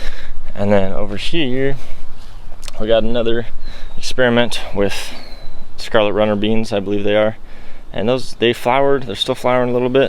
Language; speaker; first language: English; native; English